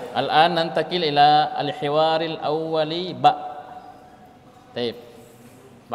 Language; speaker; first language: Arabic; non-native, fluent; Indonesian